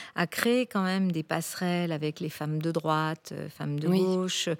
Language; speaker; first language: French; native; French